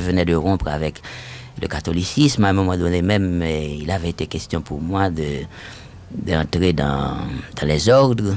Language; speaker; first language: French; non-native, local second language; Haitian Creole